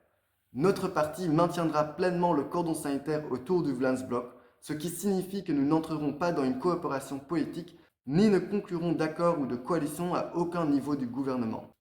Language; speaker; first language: French; native; French